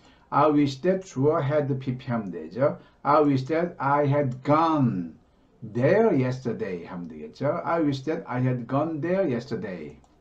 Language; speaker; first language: English; non-native, fluent; Korean